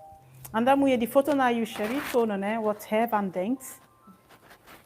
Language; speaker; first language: Dutch; non-native, learner; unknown